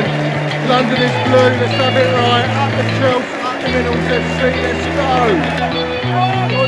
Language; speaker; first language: English; native; English